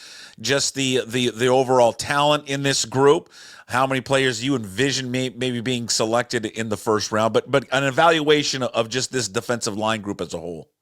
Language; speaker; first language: English; native; English